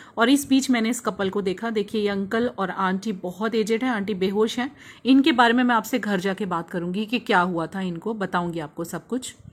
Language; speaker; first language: Hindi; native; Hindi